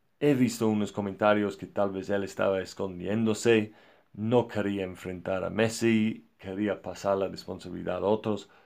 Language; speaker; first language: Spanish; non-native, fluent; English